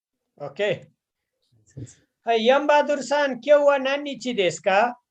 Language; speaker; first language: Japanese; non-native, fluent; Nepali